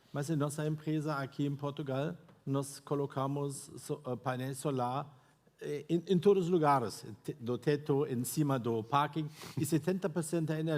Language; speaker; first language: Portuguese; non-native, fluent; German